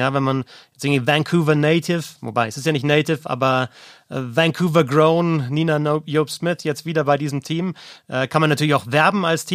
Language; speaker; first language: German; native; German